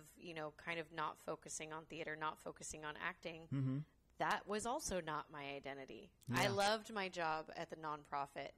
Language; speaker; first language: English; native; English